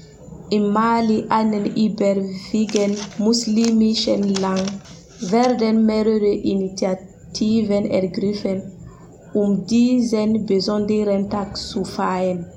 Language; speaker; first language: German; non-native, learner; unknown